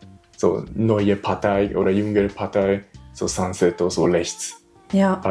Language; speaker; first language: German; non-native, learner; Japanese